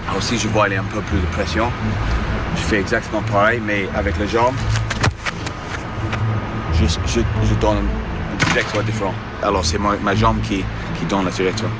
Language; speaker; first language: French; non-native, fluent; English